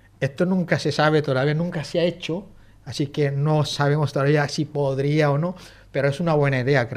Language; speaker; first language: Spanish; non-native, fluent; Indonesian